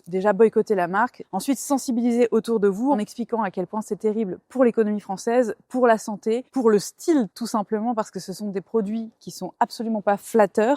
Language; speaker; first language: French; native; French